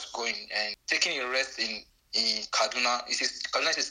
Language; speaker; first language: English; non-native, local second language; Bini